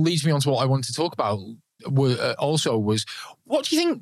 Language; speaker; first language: English; native; English